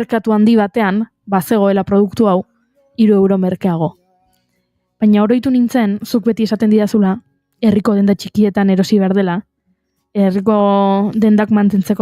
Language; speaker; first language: Basque; native; Basque